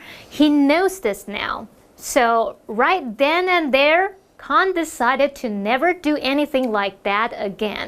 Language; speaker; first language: English; non-native, fluent; Chinese